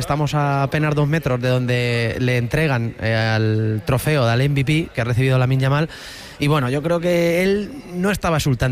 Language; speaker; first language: Spanish; native; Spanish